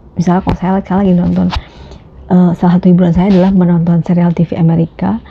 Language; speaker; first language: Indonesian; native; Indonesian